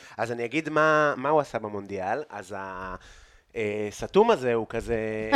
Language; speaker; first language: Hebrew; native; Hebrew